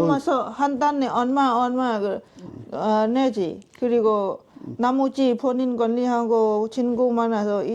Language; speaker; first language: Korean; non-native, learner; Lao